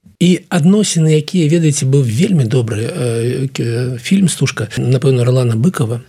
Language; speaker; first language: Belarusian; non-native, local second language; Russian